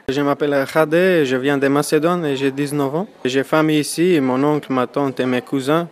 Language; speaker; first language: French; non-native, learner; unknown